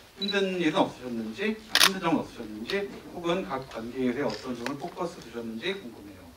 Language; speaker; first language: Korean; native; Korean